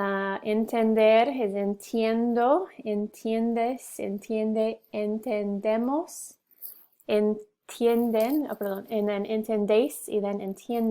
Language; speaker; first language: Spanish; non-native, fluent; English